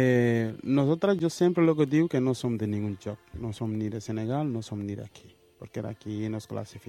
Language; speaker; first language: Catalan; early bilingual, other home language; Wolof